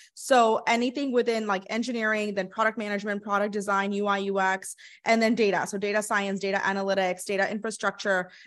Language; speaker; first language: English; early bilingual, other home language; Hindi